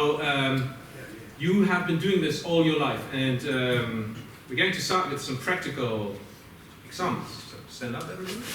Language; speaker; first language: English; non-native, fluent; German